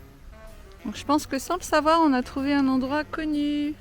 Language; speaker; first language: French; native; French